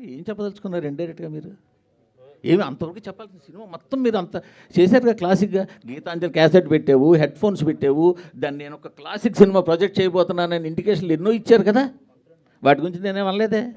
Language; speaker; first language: Telugu; native; Telugu